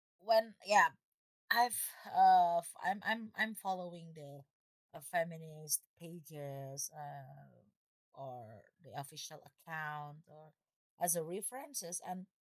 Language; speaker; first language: English; non-native, fluent; Indonesian